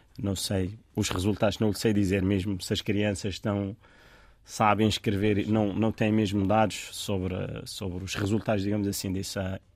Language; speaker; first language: Portuguese; non-native, fluent; Arabic